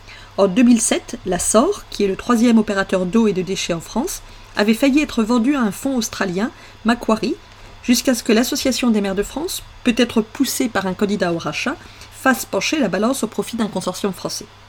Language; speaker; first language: French; native; French